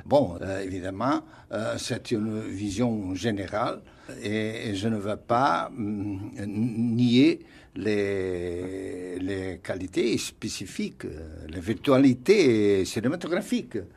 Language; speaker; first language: French; non-native, fluent; Portuguese